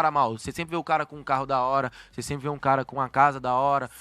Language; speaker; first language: Portuguese; native; Portuguese